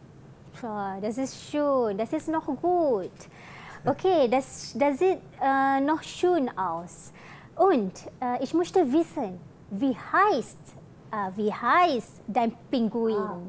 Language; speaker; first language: German; non-native, fluent; Malay